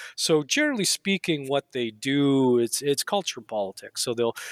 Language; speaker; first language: English; native; English